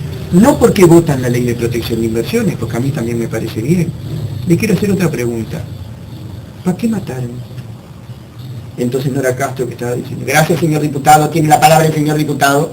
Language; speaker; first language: Spanish; native; Spanish